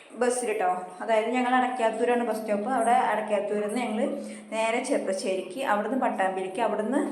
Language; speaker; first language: Malayalam; native; Malayalam